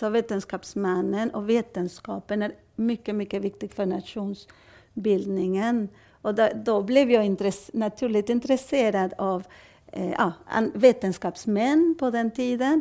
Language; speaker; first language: Swedish; non-native, fluent; Spanish